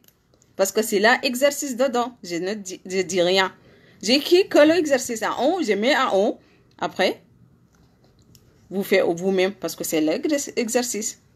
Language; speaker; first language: French; non-native, learner; Arabic